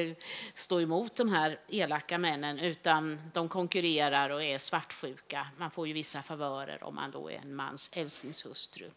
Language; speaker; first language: Swedish; native; Swedish